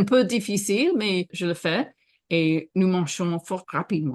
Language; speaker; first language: French; non-native, fluent; English